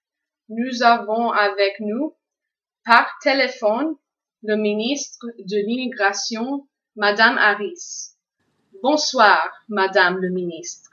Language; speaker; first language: French; non-native, fluent; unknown